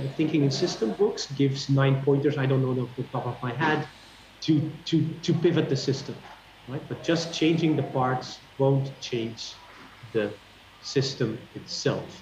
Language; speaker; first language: English; non-native, fluent; Dutch